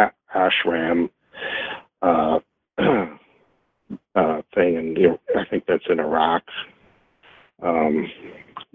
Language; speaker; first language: English; native; English